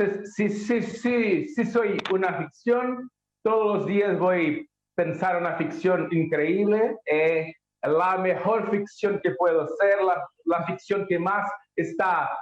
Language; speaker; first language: Spanish; non-native, learner; Portuguese